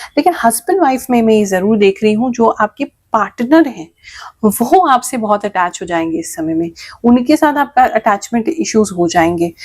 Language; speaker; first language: Hindi; native; Hindi